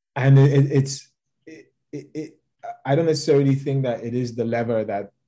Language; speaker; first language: English; non-native, local second language; Yoruba